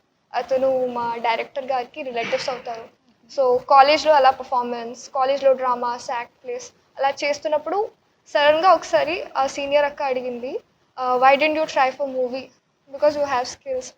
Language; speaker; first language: Telugu; non-native, learner; Odia